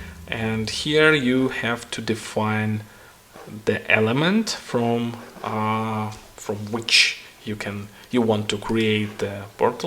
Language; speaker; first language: English; non-native, fluent; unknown